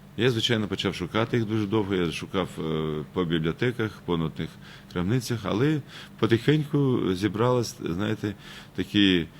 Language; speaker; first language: Ukrainian; non-native, fluent; Crimean Tatar